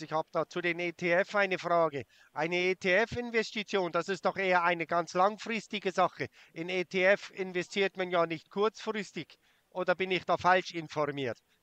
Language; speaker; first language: German; native; German